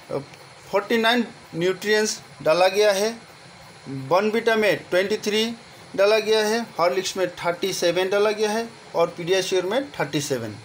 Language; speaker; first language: Hindi; non-native, local second language; Assamese